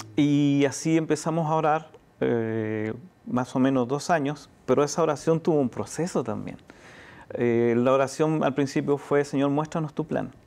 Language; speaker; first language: Spanish; native; Spanish